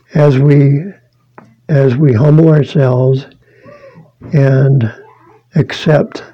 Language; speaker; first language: English; native; English